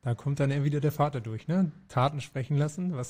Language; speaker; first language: German; native; German